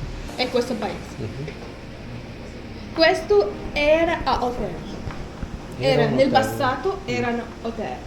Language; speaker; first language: Italian; non-native, learner; Arabic